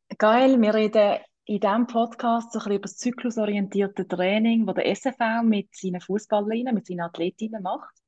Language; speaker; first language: German; native; German